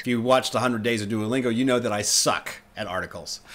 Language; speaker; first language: English; native; English